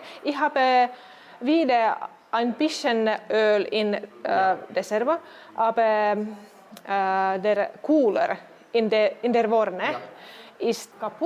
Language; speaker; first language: German; non-native, learner; Finnish